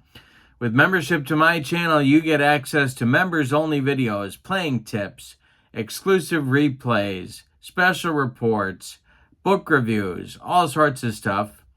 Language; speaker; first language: English; native; English